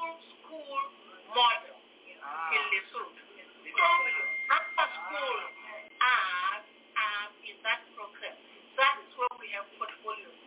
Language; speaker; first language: English; non-native, local second language; Southern Sotho